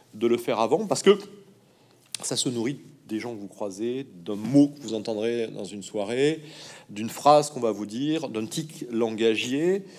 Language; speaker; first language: French; native; French